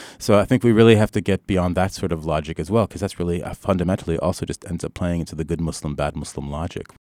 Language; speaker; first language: English; early bilingual, other home language; Arabic